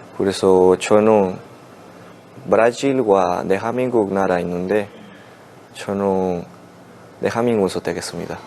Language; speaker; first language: Korean; non-native, learner; Spanish